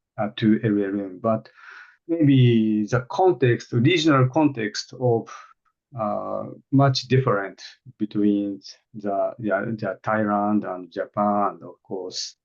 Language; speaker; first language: English; non-native, fluent; Japanese